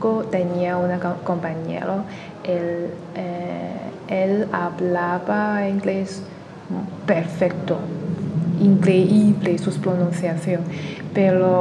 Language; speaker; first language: Spanish; non-native, learner; Chinese